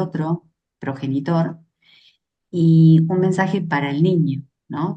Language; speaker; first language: Spanish; native; Spanish